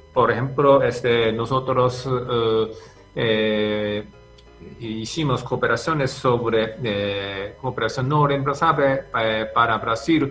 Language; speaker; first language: Spanish; non-native, fluent; Japanese